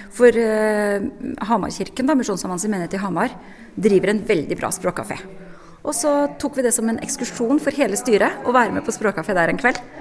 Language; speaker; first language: Norwegian; native; Norwegian